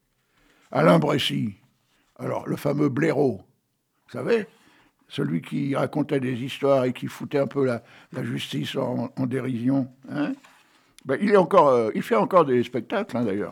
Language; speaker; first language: French; native; French